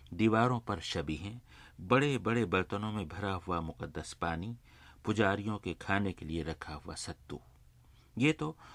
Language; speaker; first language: Urdu; native; Urdu